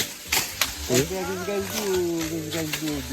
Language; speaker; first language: English; non-native, local second language; Fijian